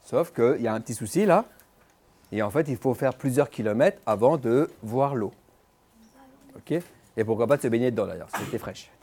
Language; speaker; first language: French; native; French